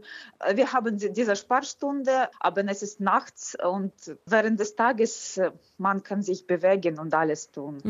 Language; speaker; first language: German; non-native, fluent; Ukrainian